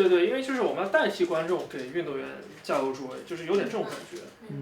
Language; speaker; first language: Chinese; native; Chinese